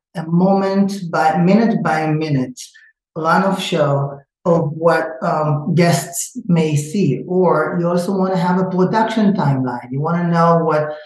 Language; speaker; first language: English; non-native, fluent; Hebrew